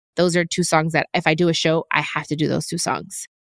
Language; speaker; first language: English; early bilingual, other home language; Spanish